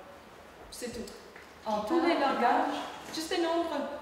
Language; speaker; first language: French; non-native, learner; English